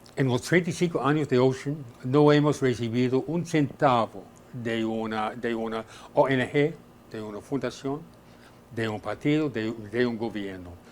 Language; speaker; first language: Spanish; non-native, fluent; English